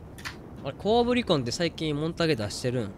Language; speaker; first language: Japanese; native; Japanese